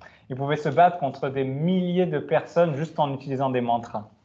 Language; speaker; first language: French; native; French